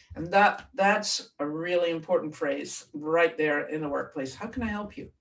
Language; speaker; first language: English; native; English